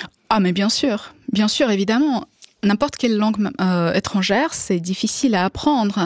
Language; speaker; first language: French; non-native, fluent; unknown